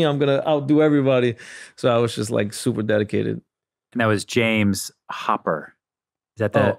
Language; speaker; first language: English; native; English